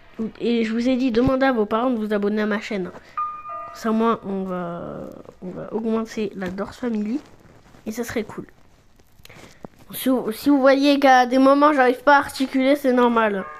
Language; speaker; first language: French; native; French